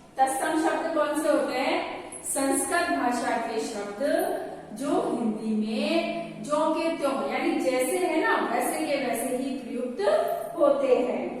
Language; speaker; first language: Hindi; native; Hindi